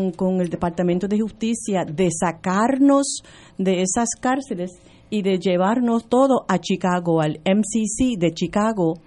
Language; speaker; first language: Spanish; early bilingual, heritage; Spanish